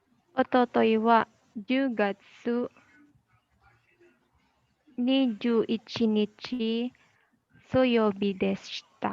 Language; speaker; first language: Japanese; non-native, learner; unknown